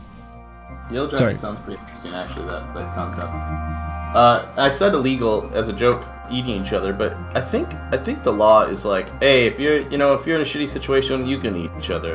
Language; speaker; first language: English; native; English